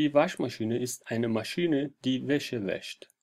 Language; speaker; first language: German; non-native, fluent; Turkish